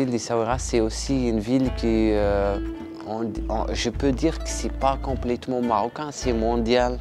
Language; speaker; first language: French; non-native, local second language; Arabic